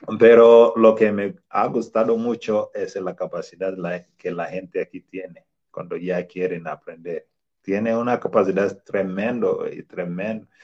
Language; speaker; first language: Spanish; non-native, fluent; Swahili